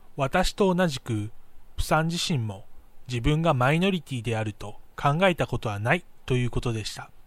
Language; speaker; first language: Japanese; native; Japanese